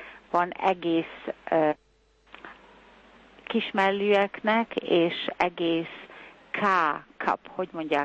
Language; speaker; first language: Hungarian; early bilingual, heritage; Hungarian